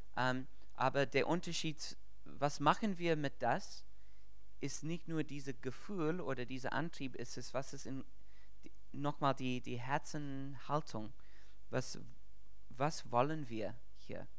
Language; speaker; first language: German; non-native, learner; English